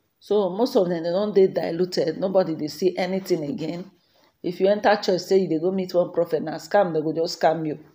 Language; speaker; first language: Nigerian Pidgin; non-native, local second language; Igbo